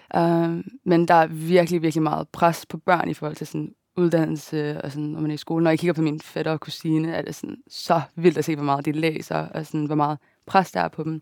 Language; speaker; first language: Danish; early bilingual, other home language; Japanese